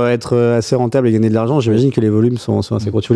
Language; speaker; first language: French; native; French